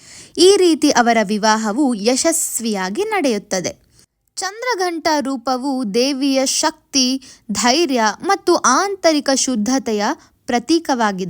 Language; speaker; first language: Kannada; native; Kannada